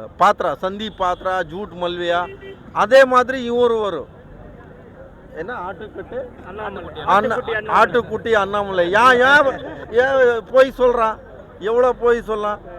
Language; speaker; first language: Tamil; non-native, local second language; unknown